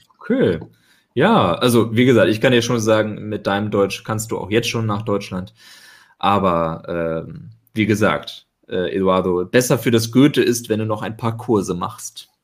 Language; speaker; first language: German; native; German